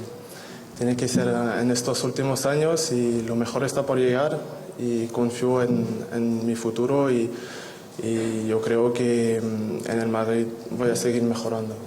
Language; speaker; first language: Spanish; non-native, fluent; French